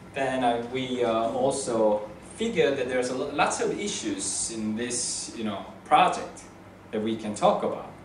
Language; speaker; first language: English; non-native, fluent; Korean